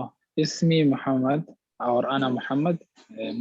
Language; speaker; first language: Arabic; non-native, learner; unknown